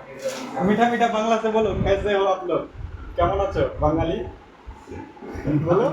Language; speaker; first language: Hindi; non-native, local second language; Bangla